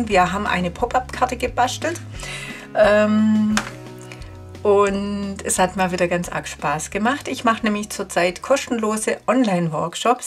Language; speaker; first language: German; native; German